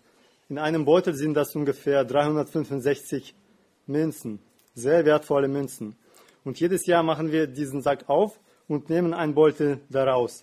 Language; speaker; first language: German; non-native, fluent; Russian